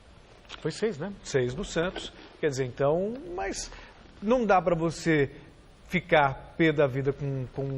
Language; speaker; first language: Portuguese; native; Portuguese